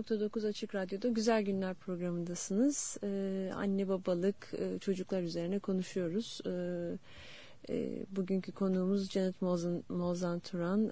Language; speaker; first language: Turkish; native; Turkish